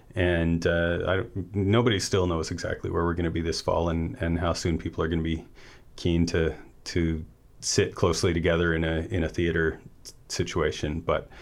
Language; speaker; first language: English; native; English